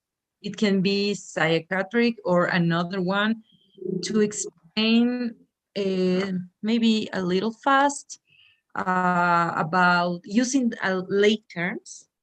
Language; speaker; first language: English; non-native, fluent; Spanish